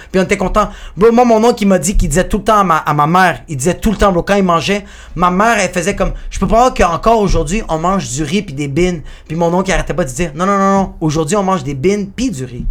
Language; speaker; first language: French; early bilingual, other home language; Spanish